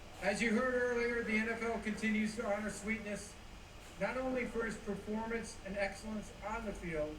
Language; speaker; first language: English; native; English